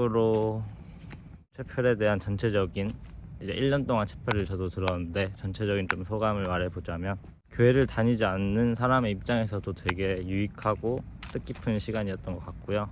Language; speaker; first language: Korean; native; Korean